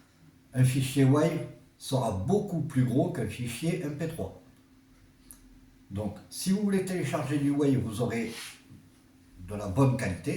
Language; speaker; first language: French; native; French